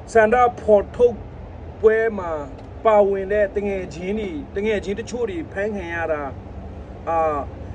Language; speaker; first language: Burmese; non-native, local second language; Nepali